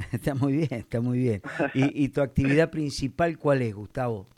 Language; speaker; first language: Spanish; native; Spanish